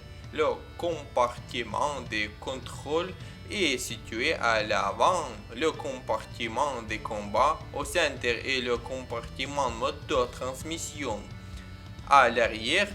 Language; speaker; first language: French; non-native, learner; Ukrainian